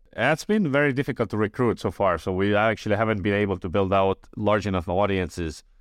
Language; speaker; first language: English; non-native, fluent; Estonian